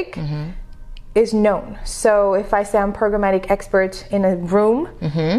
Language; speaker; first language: English; non-native, fluent; French